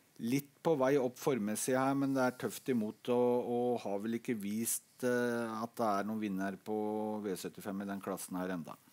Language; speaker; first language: Norwegian; native; Norwegian